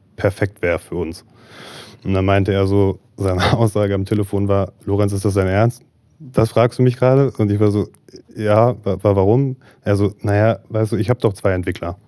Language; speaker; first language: German; native; German